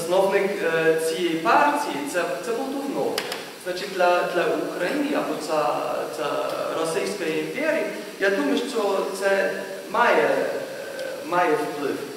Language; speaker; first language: Ukrainian; non-native, learner; German